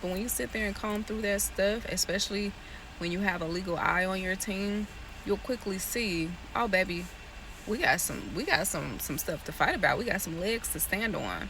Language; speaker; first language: English; native; English